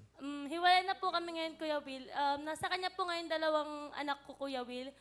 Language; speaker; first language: Filipino; native; Filipino